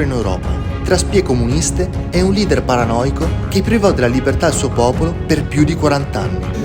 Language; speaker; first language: Italian; native; Italian